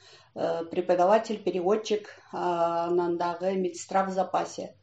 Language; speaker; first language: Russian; non-native, local second language; Kyrgyz